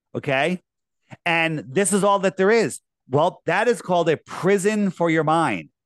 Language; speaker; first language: English; native; English